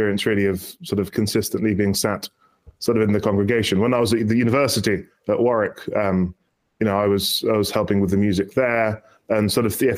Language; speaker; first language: English; native; English